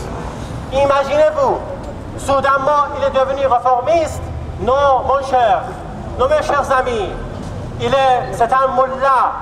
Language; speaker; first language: French; non-native, fluent; Kurdish